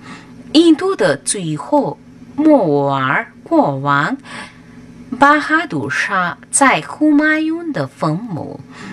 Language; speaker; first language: Chinese; non-native, fluent; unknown